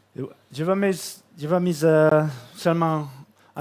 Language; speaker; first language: French; non-native, fluent; Catalan